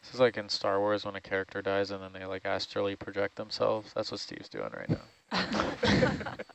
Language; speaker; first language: English; native; English